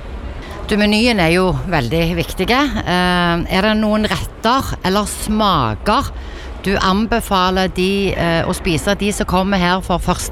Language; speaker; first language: Norwegian; native; Norwegian